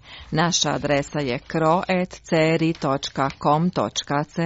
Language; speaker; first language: Croatian; native; Croatian